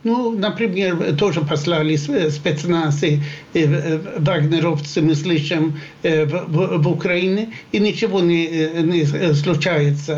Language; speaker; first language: Russian; non-native, fluent; Swedish